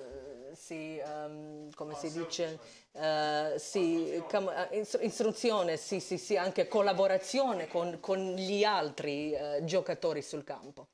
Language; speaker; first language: Italian; non-native, fluent; Croatian